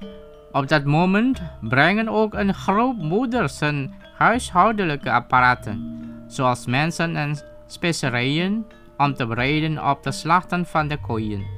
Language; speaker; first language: Dutch; non-native, fluent; Indonesian